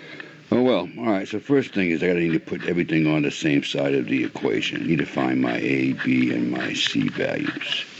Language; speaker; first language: English; native; English